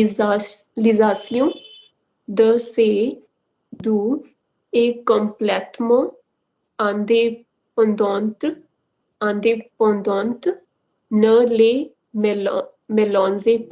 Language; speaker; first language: French; non-native, learner; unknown